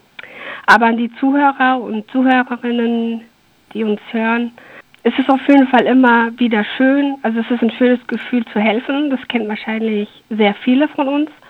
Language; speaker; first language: German; early bilingual, other home language; Persian